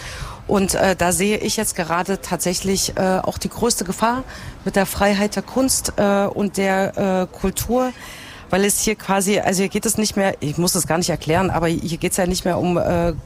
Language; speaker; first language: German; native; German